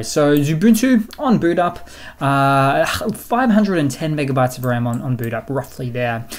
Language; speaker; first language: English; native; English